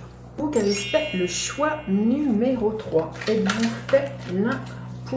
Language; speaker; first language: French; native; French